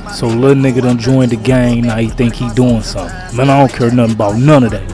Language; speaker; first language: English; native; English